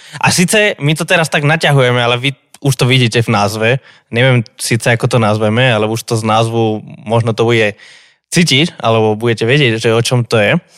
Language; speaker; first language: Slovak; non-native, fluent; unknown